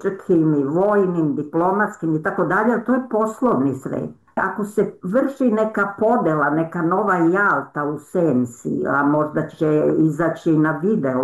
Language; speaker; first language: Serbian; native; Serbian